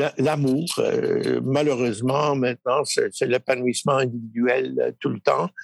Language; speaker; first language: French; early bilingual, other home language; Polish